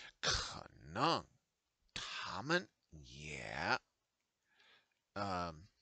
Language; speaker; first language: Chinese; non-native, learner; English